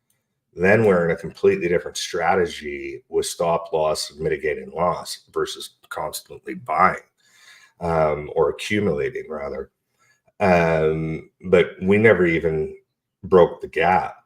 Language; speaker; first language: English; native; English